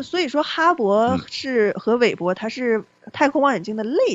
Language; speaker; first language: Chinese; native; Chinese